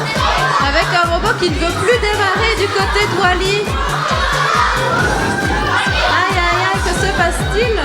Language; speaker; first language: French; native; French